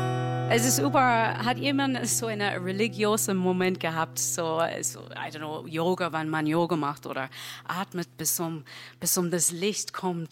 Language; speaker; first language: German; non-native, fluent; English